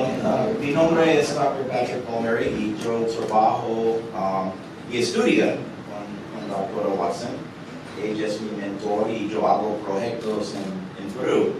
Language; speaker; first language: Spanish; early bilingual, heritage; English